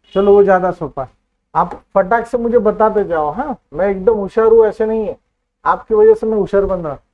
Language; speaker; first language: Hindi; non-native, local second language; Marathi